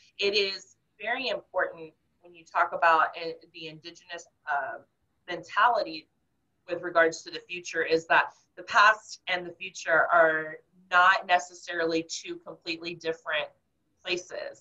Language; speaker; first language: English; native; English